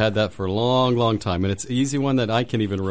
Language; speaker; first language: English; native; English